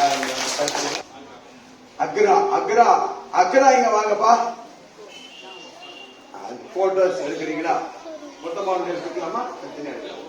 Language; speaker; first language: Tamil; native; Tamil